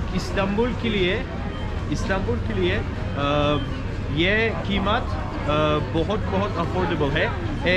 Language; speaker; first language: Hindi; non-native, learner; Turkish